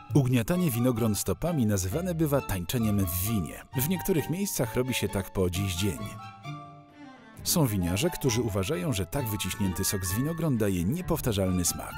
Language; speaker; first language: Polish; native; Polish